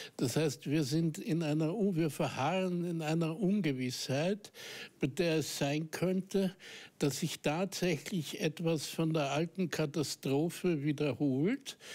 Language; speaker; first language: German; native; German